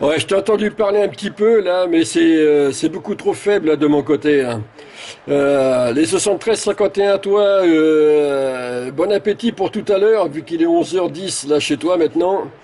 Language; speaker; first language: French; native; French